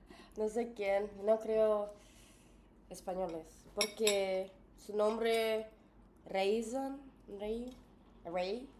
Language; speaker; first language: Spanish; non-native, learner; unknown